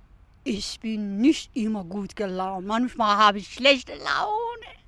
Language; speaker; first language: German; non-native, fluent; Persian